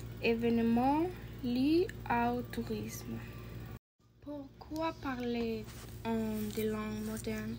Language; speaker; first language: French; non-native, learner; Spanish